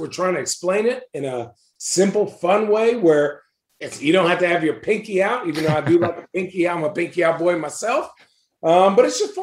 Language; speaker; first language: English; native; English